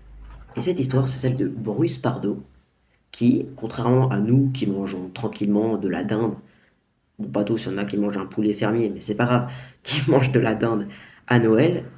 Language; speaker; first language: French; native; French